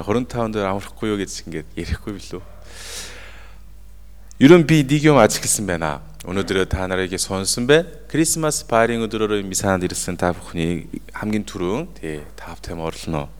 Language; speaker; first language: Mongolian; non-native, fluent; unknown